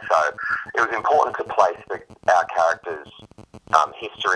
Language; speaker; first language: English; native; English